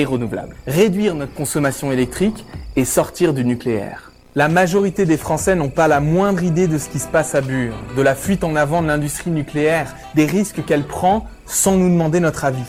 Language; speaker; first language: French; native; French